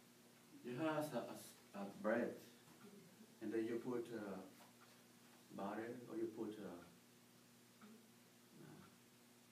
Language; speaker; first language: English; non-native, learner; Spanish